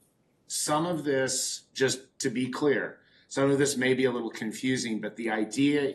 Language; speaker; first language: English; native; English